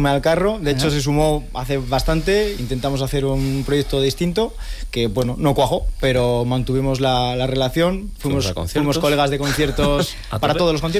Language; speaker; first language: Spanish; native; Spanish